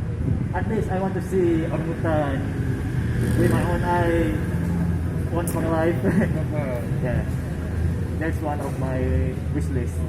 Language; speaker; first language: English; non-native, learner; Indonesian